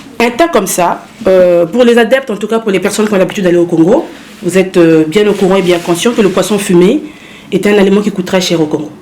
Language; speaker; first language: French; early bilingual, other home language; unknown